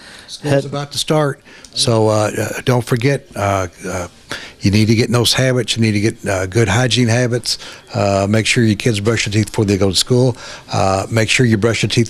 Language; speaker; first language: English; native; English